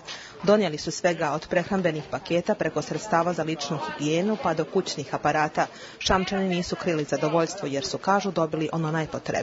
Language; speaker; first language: Bosnian; native; Bosnian